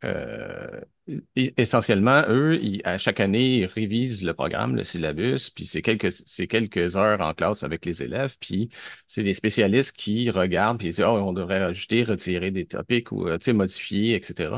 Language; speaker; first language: French; native; French